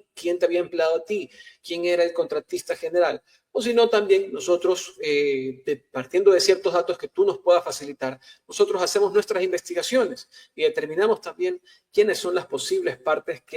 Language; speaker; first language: Spanish; native; Spanish